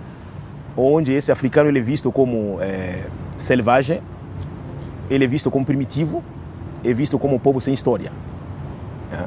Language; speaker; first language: Portuguese; non-native, fluent; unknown